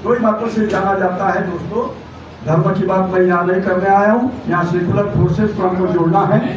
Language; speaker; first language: Hindi; non-native, local second language; Marathi